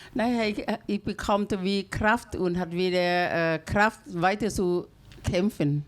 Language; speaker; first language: German; non-native, learner; Thai